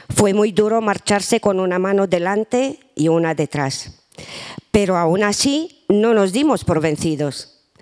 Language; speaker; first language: Spanish; non-native, fluent; Romanian